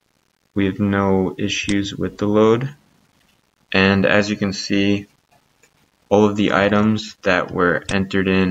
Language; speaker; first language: English; native; English